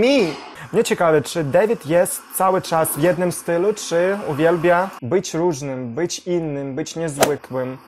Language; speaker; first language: Polish; non-native, learner; Ukrainian